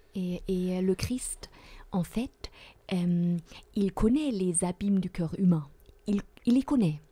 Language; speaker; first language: French; non-native, fluent; German